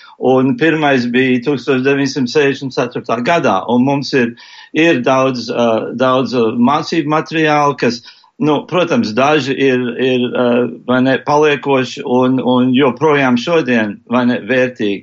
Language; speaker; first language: Latvian; early bilingual, heritage; English